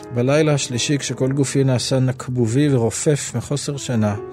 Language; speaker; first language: Hebrew; native; Hebrew